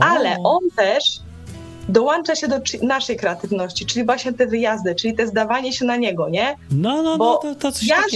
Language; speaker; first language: Polish; native; Polish